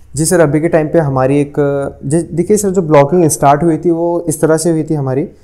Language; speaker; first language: Hindi; non-native, local second language; Urdu